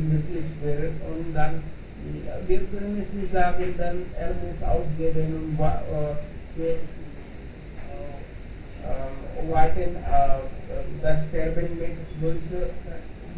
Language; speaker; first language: German; non-native, learner; Hindi